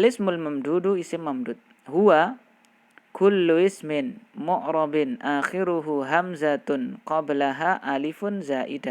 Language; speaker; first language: Arabic; non-native, fluent; Indonesian